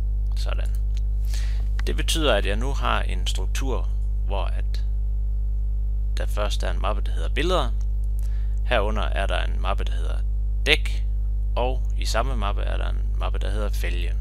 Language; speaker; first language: Danish; native; Danish